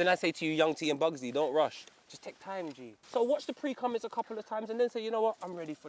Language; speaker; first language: English; native; English